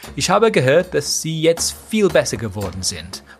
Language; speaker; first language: German; non-native, fluent; English